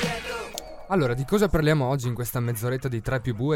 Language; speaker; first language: Italian; native; Italian